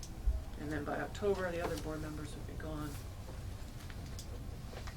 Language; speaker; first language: English; native; English